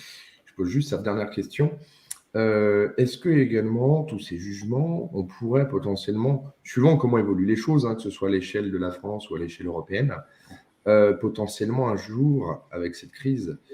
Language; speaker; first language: French; native; French